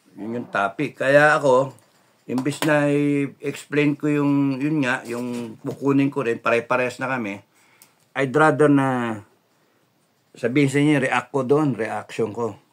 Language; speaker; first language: Filipino; native; Filipino